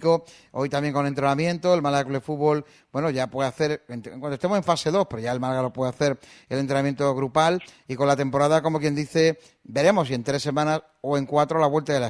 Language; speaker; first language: Spanish; native; Spanish